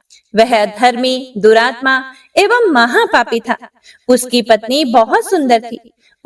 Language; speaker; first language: Hindi; native; Hindi